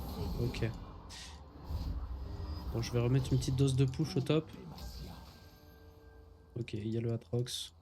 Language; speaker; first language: French; native; French